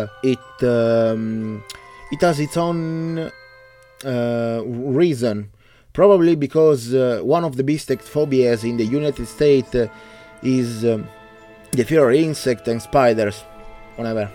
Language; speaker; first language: English; non-native, learner; Italian